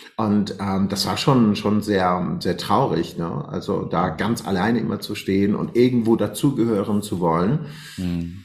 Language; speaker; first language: German; non-native, fluent; Persian